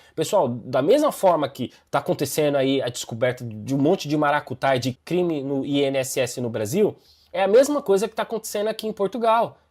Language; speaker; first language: Portuguese; native; Portuguese